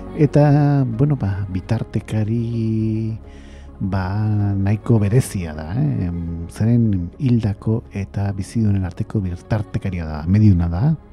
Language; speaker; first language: Basque; native; Basque